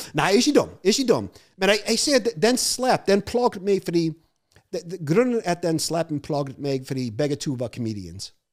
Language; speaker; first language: Norwegian; non-native, fluent; English